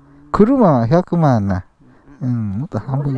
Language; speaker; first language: Japanese; non-native, learner; English